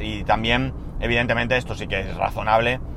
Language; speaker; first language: Spanish; native; Spanish